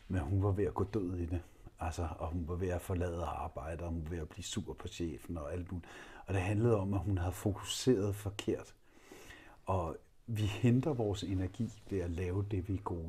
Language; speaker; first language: Danish; native; Danish